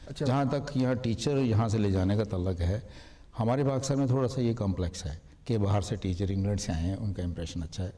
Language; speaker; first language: Urdu; non-native, local second language; Punjabi